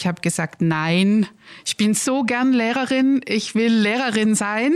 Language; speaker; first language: German; native; German